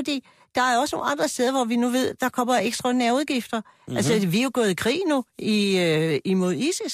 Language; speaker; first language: Danish; native; Danish